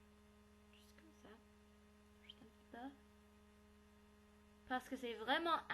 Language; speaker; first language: French; non-native, learner; English